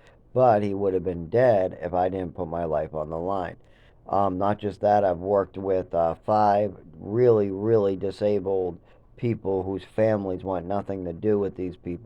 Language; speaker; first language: English; native; English